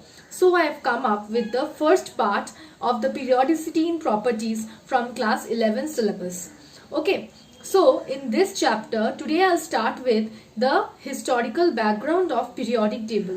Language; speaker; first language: English; non-native, local second language; Bangla